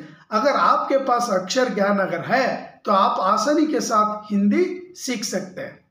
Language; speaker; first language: Hindi; non-native, local second language; Kannada